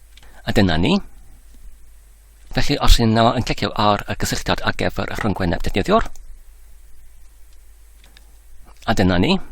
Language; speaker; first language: Welsh; non-native, learner; English